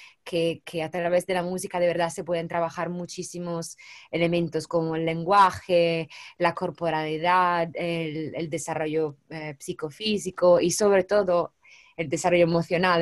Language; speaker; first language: Spanish; non-native, fluent; Italian